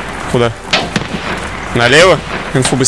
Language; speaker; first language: Russian; native; Russian